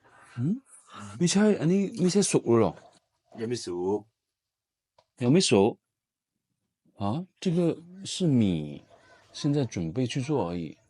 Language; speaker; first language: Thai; non-native, learner; Chinese